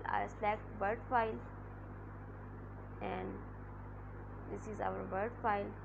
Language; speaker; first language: English; non-native, local second language; Urdu